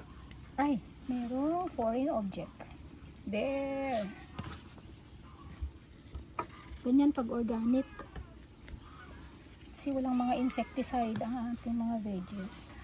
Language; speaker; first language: Filipino; non-native, local second language; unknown